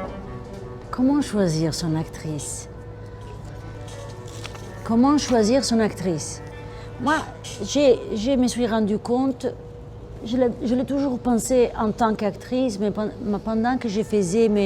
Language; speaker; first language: French; non-native, fluent; Italian